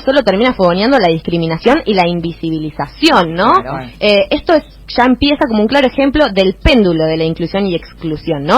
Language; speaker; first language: Spanish; native; Spanish